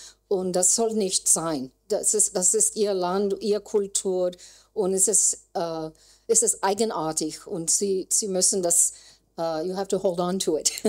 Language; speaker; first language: German; non-native, learner; English